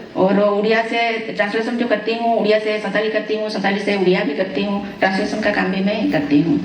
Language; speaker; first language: Hindi; non-native, local second language; Santali